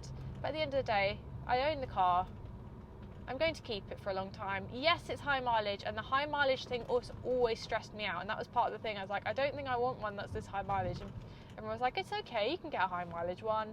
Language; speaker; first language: English; native; English